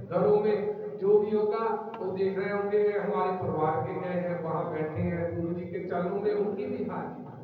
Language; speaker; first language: Hindi; non-native, local second language; Punjabi